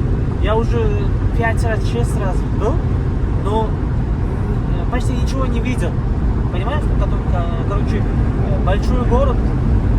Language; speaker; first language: Russian; non-native, learner; Uzbek